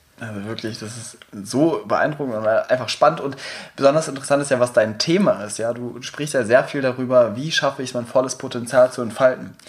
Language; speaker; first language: German; native; German